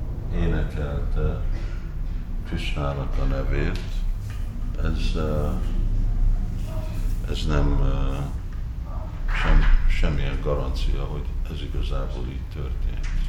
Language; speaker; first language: Hungarian; early bilingual, heritage; Hungarian